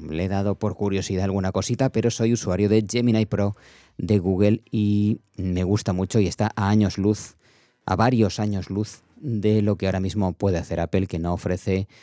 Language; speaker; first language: Spanish; native; Spanish